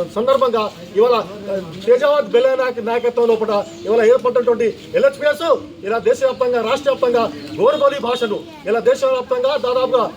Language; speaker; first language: Telugu; non-native, local second language; Lambadi